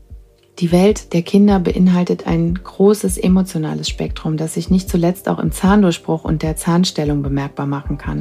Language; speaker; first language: German; native; German